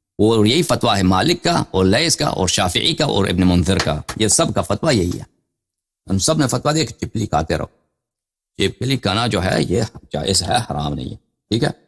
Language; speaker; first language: Urdu; non-native, fluent; Persian